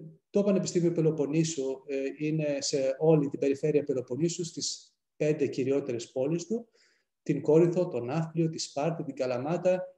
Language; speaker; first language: Greek; native; Greek